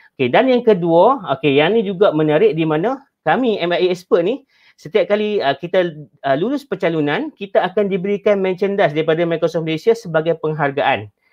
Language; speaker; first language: Malay; native; Malay